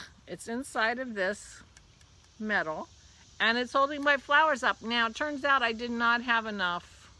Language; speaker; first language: English; native; English